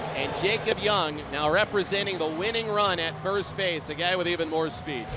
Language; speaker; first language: English; native; English